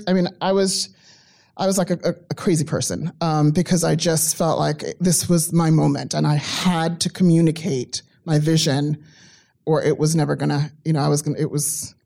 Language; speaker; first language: English; native; English